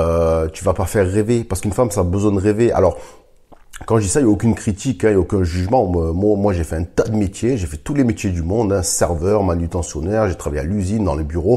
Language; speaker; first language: French; native; French